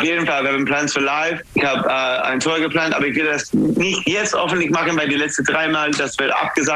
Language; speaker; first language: German; non-native, fluent; English